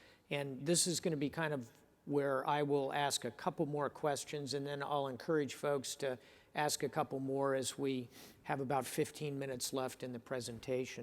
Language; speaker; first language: English; native; English